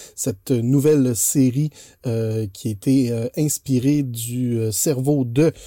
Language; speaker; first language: French; native; French